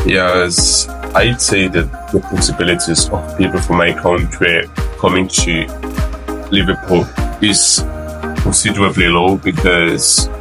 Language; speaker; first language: English; non-native, fluent; Portuguese